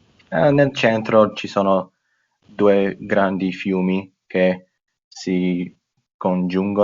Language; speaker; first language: Italian; non-native, fluent; English